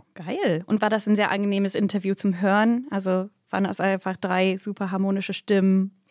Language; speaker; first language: German; non-native, fluent; English